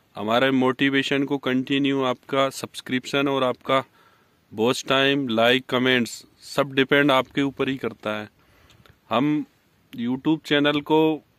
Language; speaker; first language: Hindi; native; Hindi